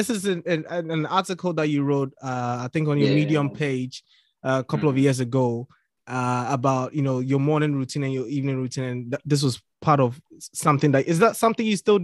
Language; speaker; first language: English; non-native, local second language; Akan